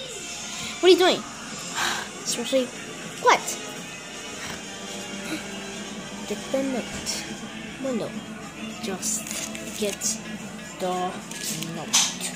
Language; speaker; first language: English; native; English